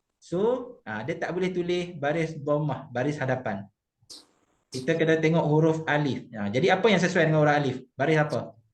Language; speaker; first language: Malay; native; Malay